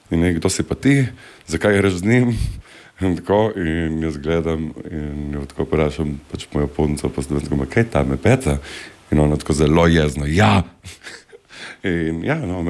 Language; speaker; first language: Slovenian; native; Slovenian